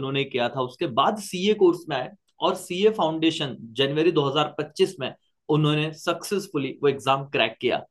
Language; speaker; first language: Hindi; non-native, local second language; Marathi